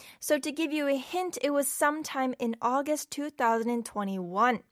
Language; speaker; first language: English; non-native, fluent; Korean